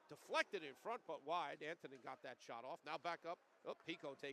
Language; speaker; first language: English; native; English